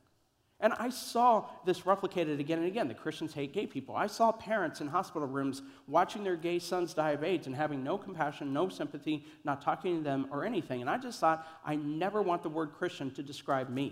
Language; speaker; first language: English; native; English